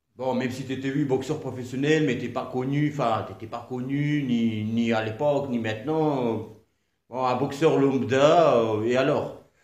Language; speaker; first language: French; non-native, fluent; Georgian